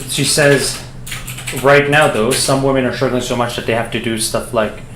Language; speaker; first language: English; early bilingual, other home language; Persian